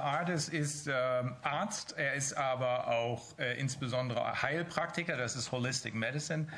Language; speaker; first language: German; native; German